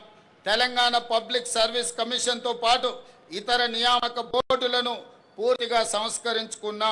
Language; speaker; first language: Telugu; native; Telugu